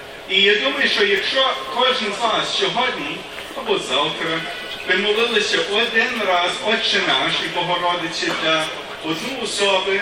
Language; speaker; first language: Ukrainian; non-native, learner; English